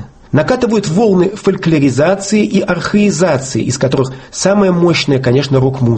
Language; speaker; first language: Russian; native; Russian